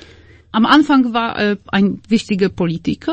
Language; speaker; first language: German; non-native, fluent; Polish